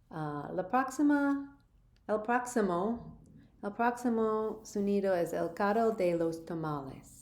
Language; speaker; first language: Spanish; non-native, learner; English